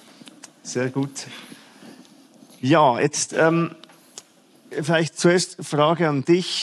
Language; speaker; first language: German; native; German